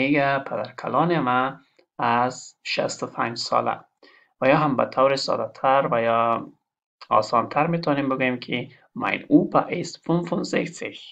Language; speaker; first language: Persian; non-native, local second language; Pashto